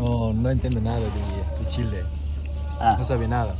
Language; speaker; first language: Spanish; non-native, fluent; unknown